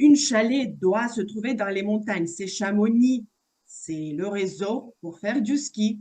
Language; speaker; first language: French; non-native, fluent; Russian